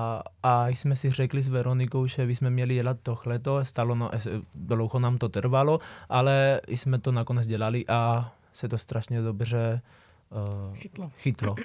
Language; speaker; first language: Czech; non-native, fluent; Spanish